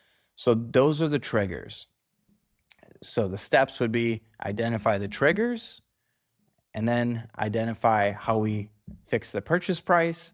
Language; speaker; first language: English; native; English